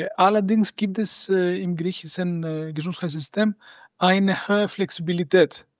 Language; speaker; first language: German; non-native, fluent; Greek